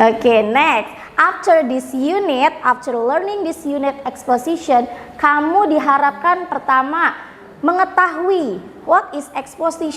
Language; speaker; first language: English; non-native, learner; Indonesian